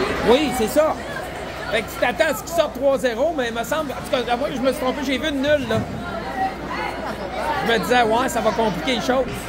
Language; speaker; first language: French; native; French